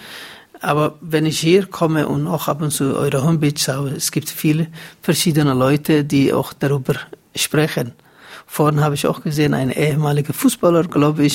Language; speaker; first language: German; non-native, fluent; Somali